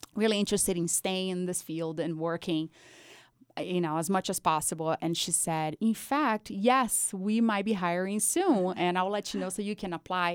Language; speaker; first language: English; non-native, fluent; Portuguese